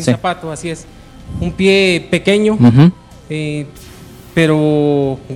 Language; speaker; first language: Spanish; native; Spanish